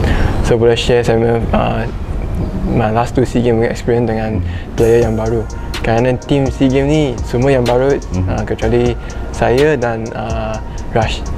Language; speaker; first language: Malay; non-native, local second language; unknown